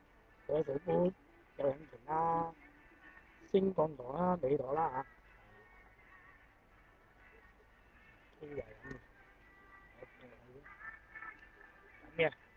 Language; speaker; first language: Chinese; native; Chinese